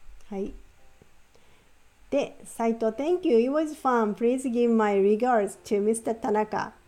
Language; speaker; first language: English; non-native, fluent; Japanese